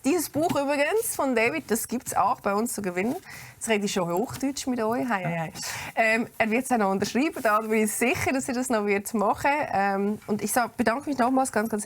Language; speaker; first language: German; native; German